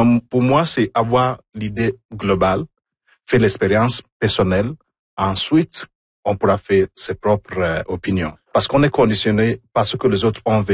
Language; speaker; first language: French; non-native, fluent; Igbo